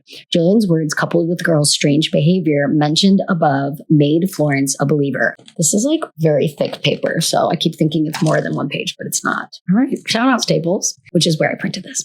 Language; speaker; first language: English; native; English